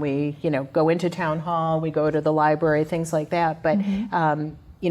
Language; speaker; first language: English; native; English